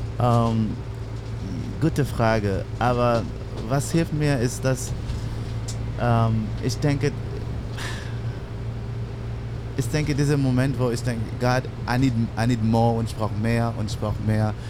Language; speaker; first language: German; non-native, learner; English